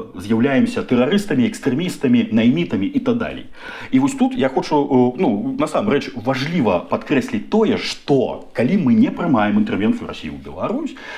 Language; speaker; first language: Belarusian; non-native, local second language; Russian